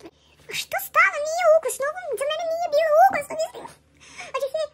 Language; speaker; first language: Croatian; non-native, fluent; Russian